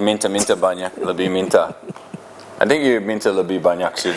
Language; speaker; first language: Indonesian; non-native, learner; English